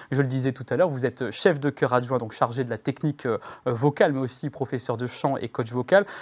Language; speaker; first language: French; native; French